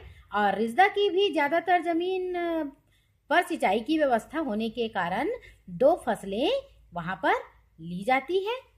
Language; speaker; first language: Hindi; native; Hindi